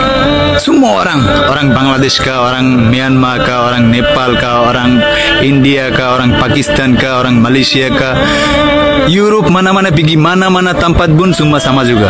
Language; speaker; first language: Malay; non-native, learner; Bangla